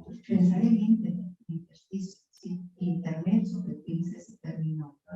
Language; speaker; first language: Spanish; native; Spanish